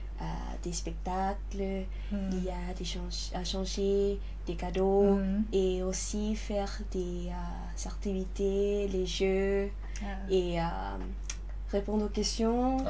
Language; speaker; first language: French; non-native, learner; Lao